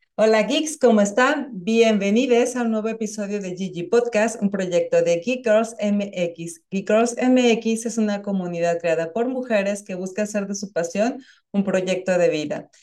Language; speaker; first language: Spanish; native; Spanish